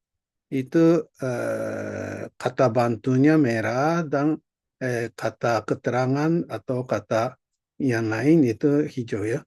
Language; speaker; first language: Indonesian; non-native, fluent; Japanese